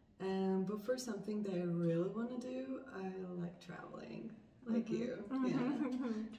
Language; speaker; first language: English; non-native, fluent; Persian